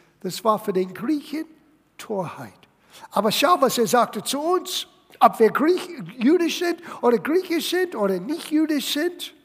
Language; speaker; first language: German; non-native, fluent; English